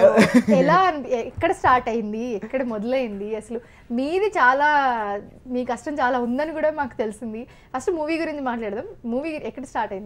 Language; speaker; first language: Telugu; native; Telugu